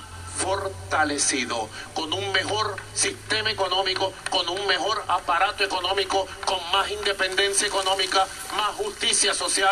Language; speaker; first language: Spanish; native; Spanish